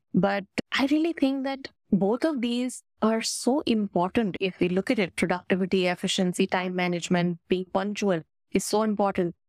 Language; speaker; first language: English; non-native, local second language; Hindi